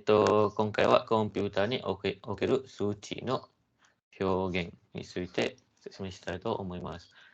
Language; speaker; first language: Japanese; non-native, fluent; Malay